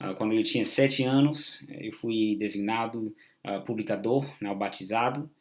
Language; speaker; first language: Portuguese; non-native, fluent; English